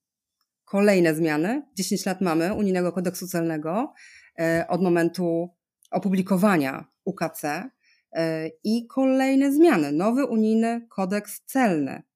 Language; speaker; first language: Polish; native; Polish